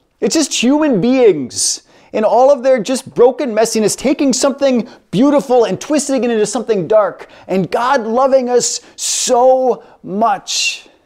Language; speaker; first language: English; native; English